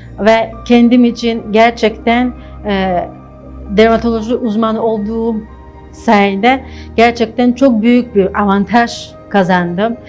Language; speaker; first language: Turkish; non-native, fluent; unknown